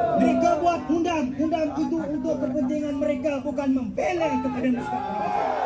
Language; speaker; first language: Malay; non-native, local second language; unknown